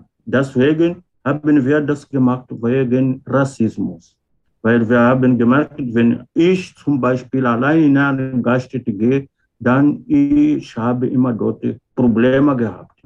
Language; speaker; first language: German; non-native, learner; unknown